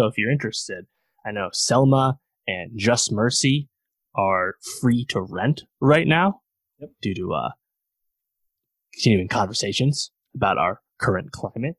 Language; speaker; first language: English; native; English